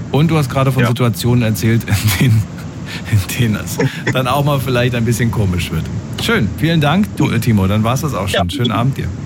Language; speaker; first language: German; native; German